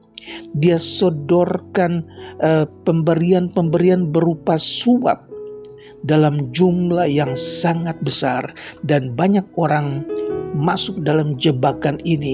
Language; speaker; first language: Indonesian; native; Indonesian